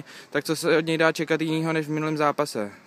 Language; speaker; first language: Czech; native; Czech